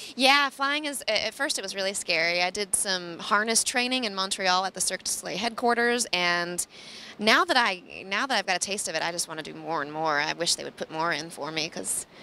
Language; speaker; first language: English; native; English